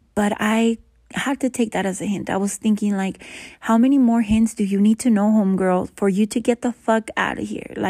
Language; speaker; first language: English; early bilingual, other home language; Spanish